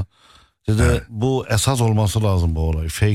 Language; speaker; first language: Turkish; non-native, fluent; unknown